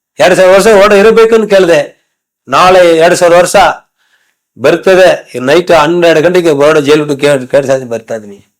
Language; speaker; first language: Kannada; non-native, local second language; Tamil